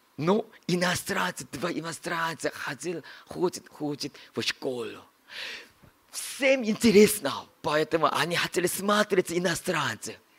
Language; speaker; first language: Russian; non-native, learner; Korean